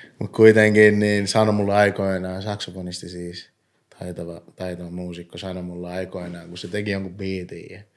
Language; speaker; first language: Finnish; early bilingual, other home language; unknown